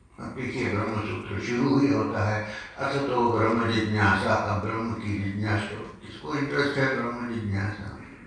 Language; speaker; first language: Hindi; non-native, local second language; Malayalam